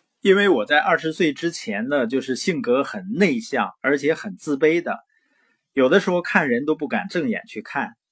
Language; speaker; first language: Chinese; native; Chinese